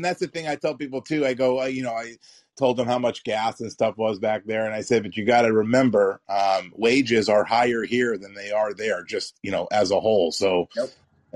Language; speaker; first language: English; native; English